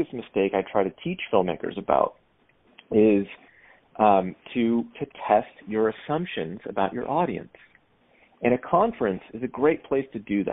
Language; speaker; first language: English; native; English